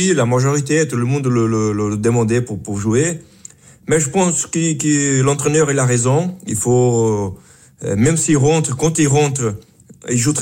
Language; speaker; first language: French; non-native, fluent; Portuguese